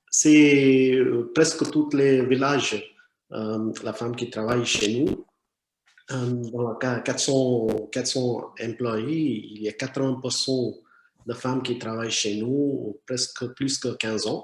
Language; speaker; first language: French; non-native, learner; Tamil